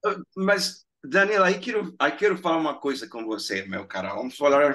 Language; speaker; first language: Portuguese; non-native, fluent; Spanish